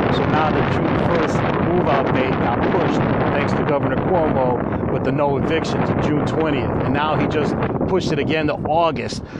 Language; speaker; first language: English; native; English